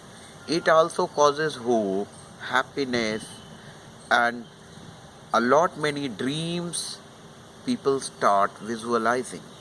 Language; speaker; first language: English; non-native, local second language; Hindi